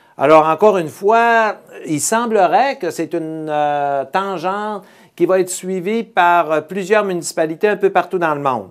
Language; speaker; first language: French; native; French